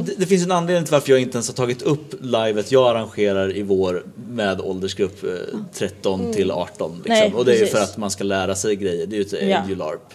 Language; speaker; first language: Swedish; native; Swedish